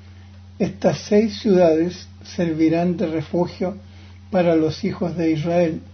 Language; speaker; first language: Spanish; native; Spanish